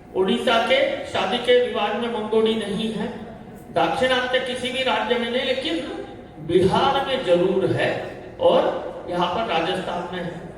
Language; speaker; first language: Hindi; non-native, local second language; Kannada